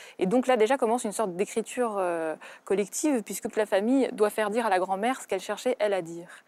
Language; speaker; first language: French; early bilingual, other home language; Russian